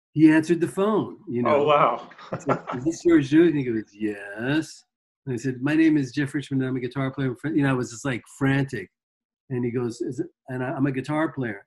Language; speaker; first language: English; native; English